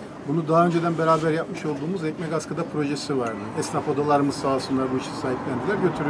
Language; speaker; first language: Turkish; native; Turkish